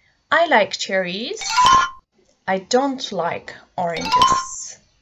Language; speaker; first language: English; non-native, fluent; Turkish